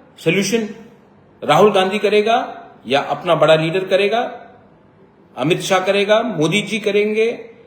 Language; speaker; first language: Hindi; non-native, local second language; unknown